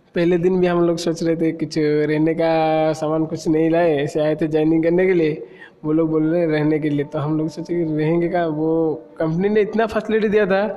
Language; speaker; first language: Hindi; non-native, local second language; Odia